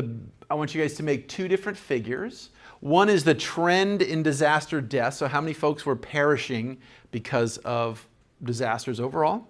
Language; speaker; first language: English; native; English